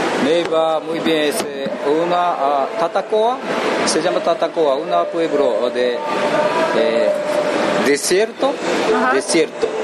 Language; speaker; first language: Spanish; non-native, learner; Japanese